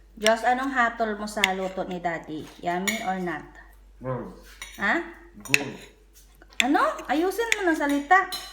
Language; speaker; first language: Filipino; non-native, local second language; Cebuano